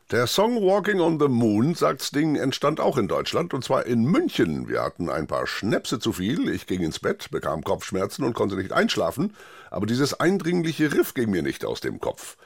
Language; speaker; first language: German; native; German